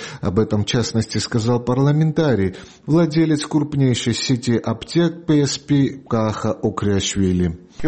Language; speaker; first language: Russian; non-native, local second language; Georgian